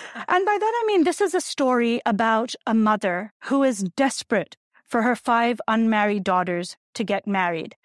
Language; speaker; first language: English; non-native, local second language; Urdu